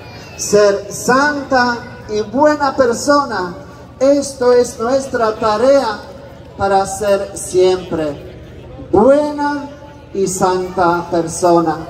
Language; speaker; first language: Spanish; non-native, fluent; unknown